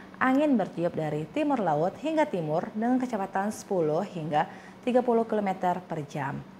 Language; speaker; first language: Indonesian; native; Indonesian